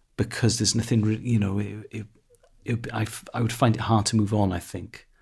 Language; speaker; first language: English; non-native, local second language; Welsh